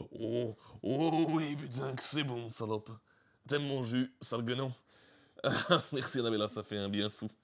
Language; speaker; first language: French; native; French